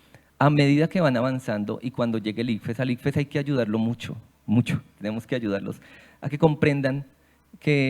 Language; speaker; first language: Spanish; native; Spanish